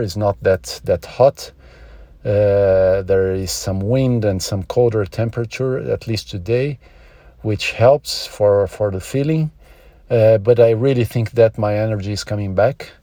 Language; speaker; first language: English; non-native, learner; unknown